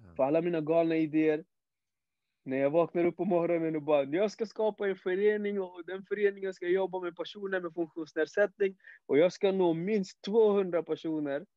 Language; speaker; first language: Swedish; early bilingual, other home language; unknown